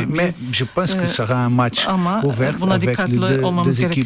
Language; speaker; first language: French; non-native, fluent; Portuguese